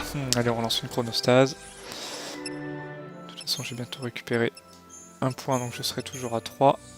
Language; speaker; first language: French; native; French